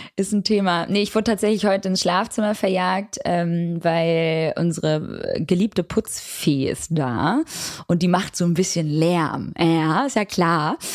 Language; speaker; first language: German; early bilingual, other home language; Albanian